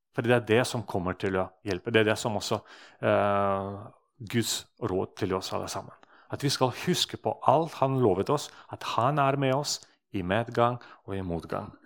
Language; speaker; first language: Norwegian; non-native, fluent; Russian